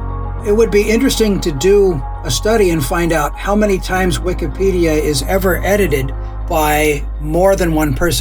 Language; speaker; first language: English; native; English